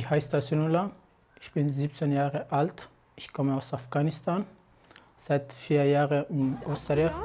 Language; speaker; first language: German; non-native, learner; Pashto